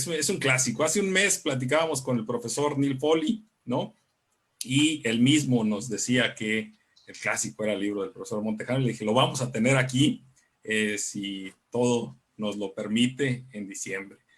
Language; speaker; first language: Spanish; native; Spanish